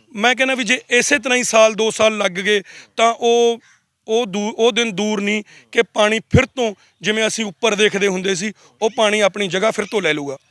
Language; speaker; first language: Punjabi; native; Punjabi